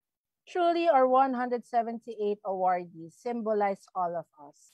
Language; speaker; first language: English; non-native, local second language; Filipino